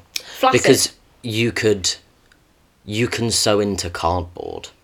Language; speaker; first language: English; native; English